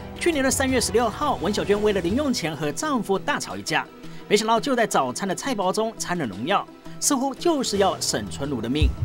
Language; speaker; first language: Chinese; native; Chinese